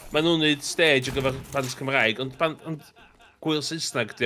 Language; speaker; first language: Welsh; native; Welsh